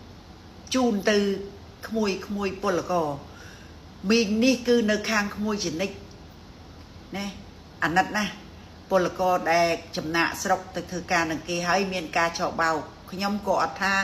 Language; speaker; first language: Khmer; native; Khmer